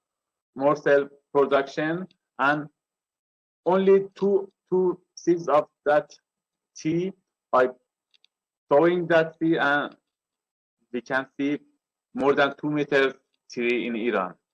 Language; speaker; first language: English; non-native, learner; Persian